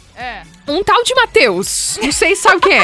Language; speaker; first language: Portuguese; native; Portuguese